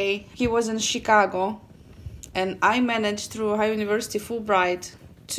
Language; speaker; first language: English; non-native, fluent; Russian